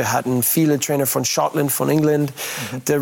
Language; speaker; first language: German; non-native, learner; English